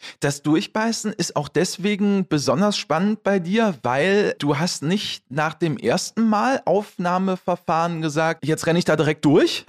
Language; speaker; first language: German; native; German